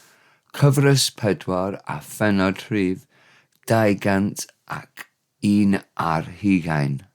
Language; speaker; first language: Welsh; non-native, learner; English